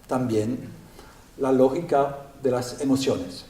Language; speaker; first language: Spanish; non-native, learner; French